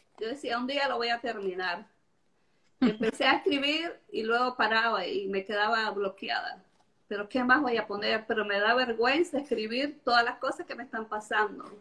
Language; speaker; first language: Spanish; native; Spanish